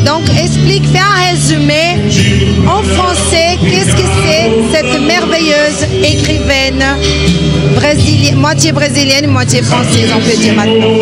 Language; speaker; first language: French; non-native, fluent; Portuguese